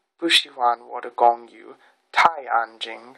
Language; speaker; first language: Chinese; non-native, learner; English